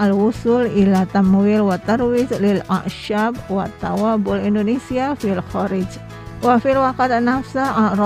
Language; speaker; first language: Arabic; non-native, fluent; Indonesian